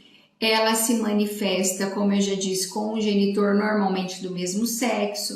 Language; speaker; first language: Portuguese; native; Portuguese